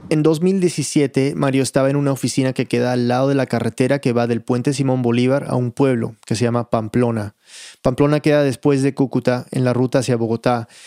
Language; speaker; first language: Spanish; early bilingual, heritage; Spanish